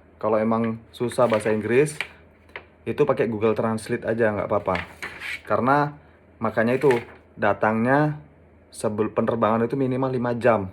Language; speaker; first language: Indonesian; native; Indonesian